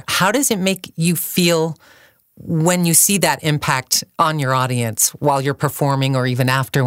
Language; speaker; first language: English; native; English